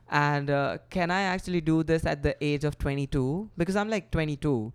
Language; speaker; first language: English; non-native, local second language; Gujarati